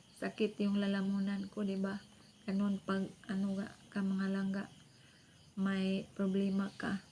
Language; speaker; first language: Filipino; non-native, local second language; Cebuano